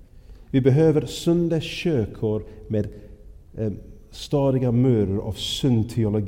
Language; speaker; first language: Swedish; non-native, fluent; English